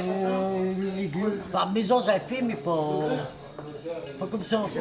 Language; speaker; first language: French; native; French